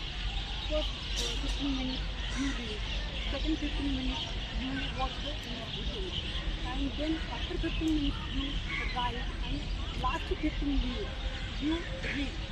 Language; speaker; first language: English; non-native, learner; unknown